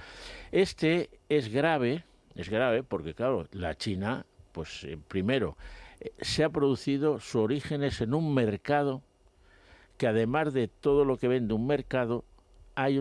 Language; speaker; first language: Spanish; native; Spanish